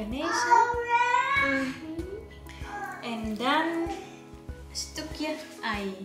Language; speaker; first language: Dutch; non-native, learner; Indonesian